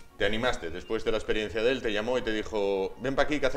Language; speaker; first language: Spanish; native; Spanish